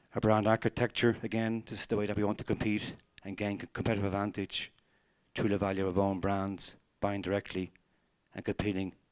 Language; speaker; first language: English; native; English